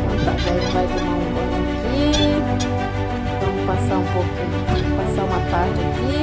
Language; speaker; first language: Portuguese; native; Portuguese